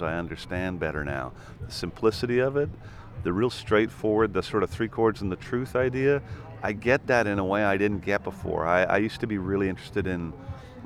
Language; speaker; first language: English; native; English